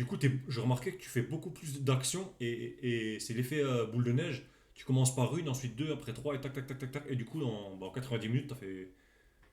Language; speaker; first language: French; native; French